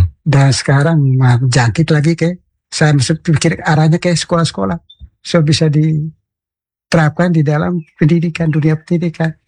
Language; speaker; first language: Indonesian; non-native, local second language; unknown